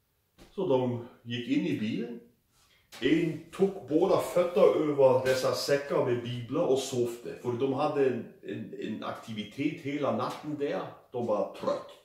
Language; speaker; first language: Swedish; non-native, fluent; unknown